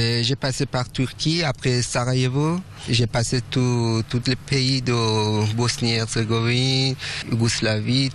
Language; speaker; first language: French; non-native, fluent; Persian